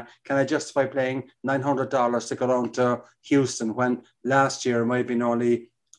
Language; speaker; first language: English; native; English